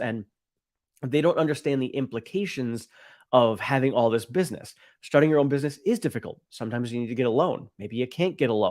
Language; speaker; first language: English; native; English